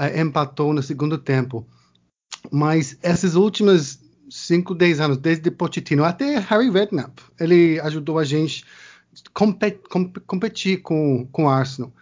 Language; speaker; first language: Portuguese; non-native, learner; English